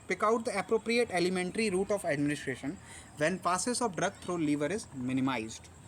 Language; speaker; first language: Hindi; native; Hindi